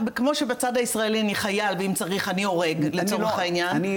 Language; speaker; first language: Hebrew; native; Hebrew